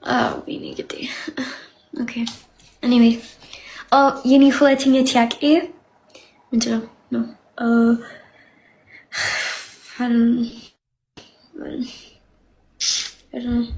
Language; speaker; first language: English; non-native, learner; Amharic